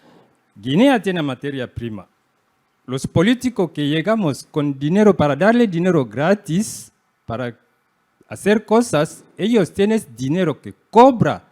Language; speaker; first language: Spanish; non-native, fluent; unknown